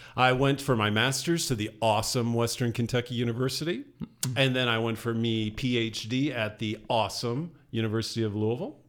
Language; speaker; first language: English; native; English